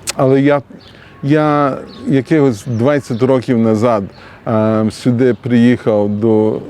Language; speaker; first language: Ukrainian; early bilingual, heritage; Ukrainian